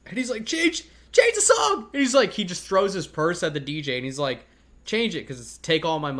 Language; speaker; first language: English; native; English